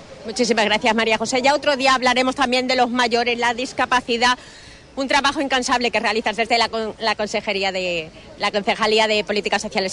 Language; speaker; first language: Spanish; native; Spanish